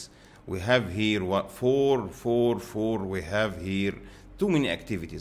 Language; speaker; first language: English; non-native, fluent; Arabic